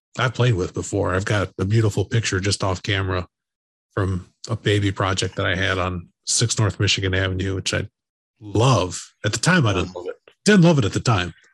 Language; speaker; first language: English; native; English